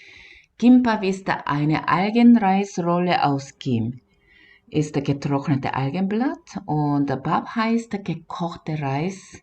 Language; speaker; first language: German; non-native, fluent; Korean